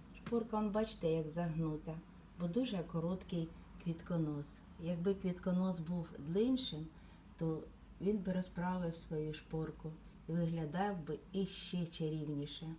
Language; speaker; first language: Ukrainian; native; Ukrainian